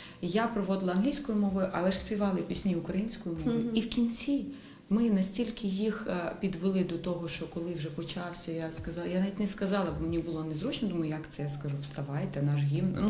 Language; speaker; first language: Ukrainian; native; Ukrainian